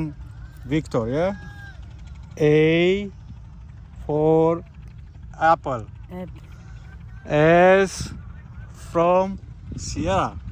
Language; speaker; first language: English; non-native, learner; Romanian